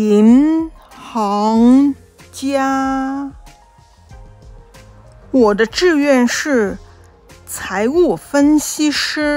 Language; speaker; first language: Chinese; non-native, local second language; Cantonese